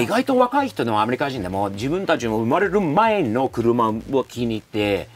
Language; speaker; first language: Japanese; non-native, fluent; English